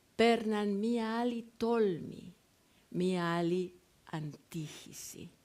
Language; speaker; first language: Greek; non-native, fluent; Spanish